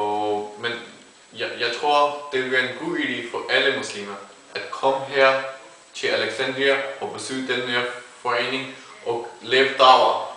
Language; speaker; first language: Danish; early bilingual, other home language; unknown